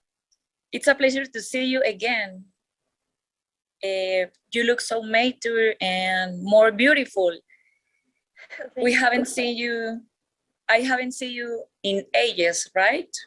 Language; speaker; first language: English; non-native, learner; Spanish